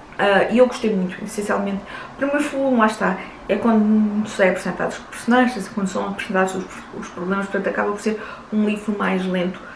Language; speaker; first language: Portuguese; native; Portuguese